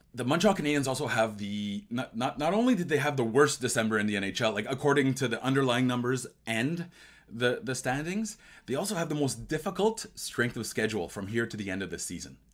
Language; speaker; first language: English; native; English